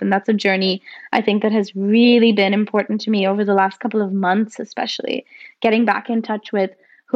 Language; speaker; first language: English; non-native, local second language; Hindi